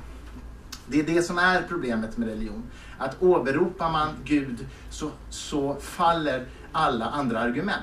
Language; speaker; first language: Swedish; native; Swedish